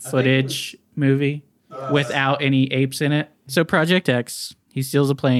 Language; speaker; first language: English; native; English